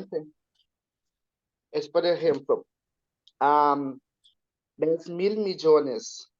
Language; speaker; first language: Spanish; non-native, learner; Portuguese